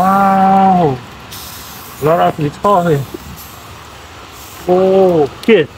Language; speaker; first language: English; non-native, learner; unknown